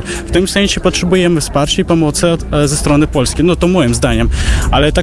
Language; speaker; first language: Polish; non-native, fluent; Russian